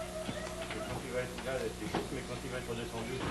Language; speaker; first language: French; native; French